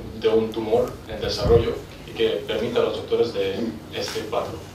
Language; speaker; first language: Spanish; non-native, fluent; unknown